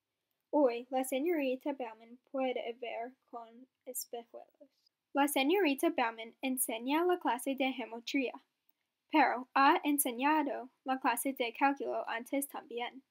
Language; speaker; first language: Spanish; non-native, learner; English